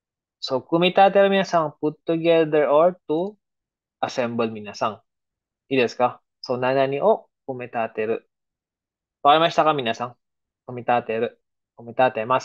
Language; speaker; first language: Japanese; non-native, fluent; Filipino